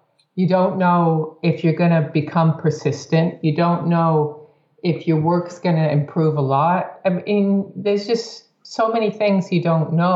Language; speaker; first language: English; native; English